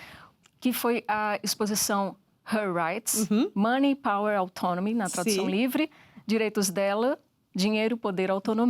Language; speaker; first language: Portuguese; native; Portuguese